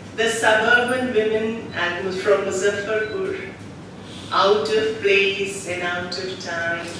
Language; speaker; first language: English; non-native, local second language; Hindi